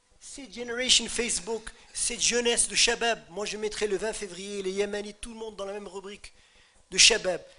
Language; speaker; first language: French; non-native, local second language; Arabic